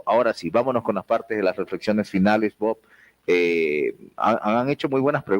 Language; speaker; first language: Spanish; native; Spanish